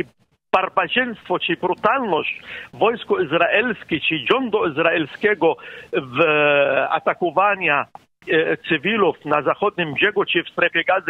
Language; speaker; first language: Polish; non-native, fluent; Arabic